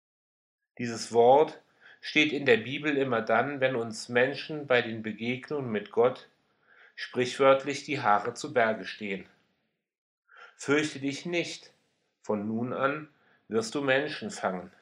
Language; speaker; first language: German; native; German